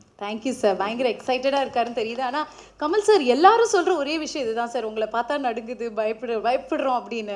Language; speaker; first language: Tamil; native; Tamil